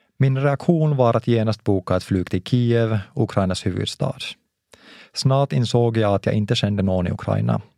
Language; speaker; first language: Swedish; non-native, local second language; Finnish